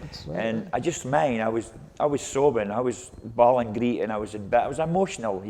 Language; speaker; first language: English; native; English